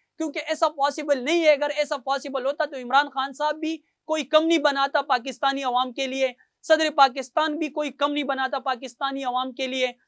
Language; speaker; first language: Urdu; non-native, local second language; Pashto